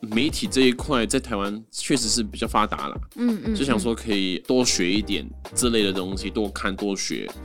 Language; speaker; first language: Chinese; non-native, local second language; Hakka Chinese